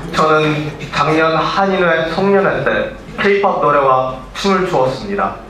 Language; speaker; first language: Korean; early bilingual, heritage; Korean